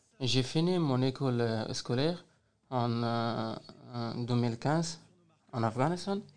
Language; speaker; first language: French; non-native, learner; Persian